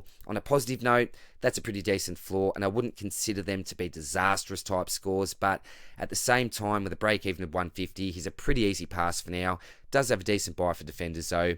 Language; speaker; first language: English; native; English